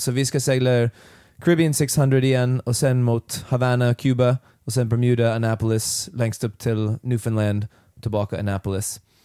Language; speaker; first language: Swedish; non-native, learner; English